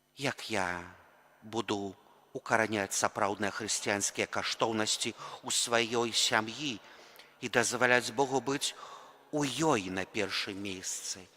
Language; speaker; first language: Belarusian; native; Belarusian